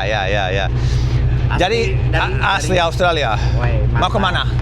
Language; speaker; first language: Indonesian; non-native, fluent; English